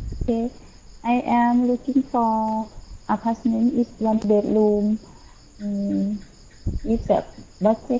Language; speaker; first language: English; non-native, learner; Thai